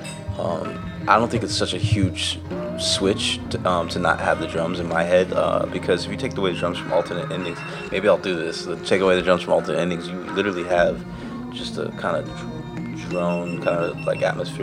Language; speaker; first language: English; native; English